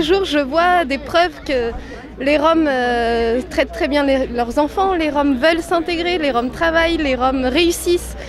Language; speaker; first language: French; non-native, fluent; Romanian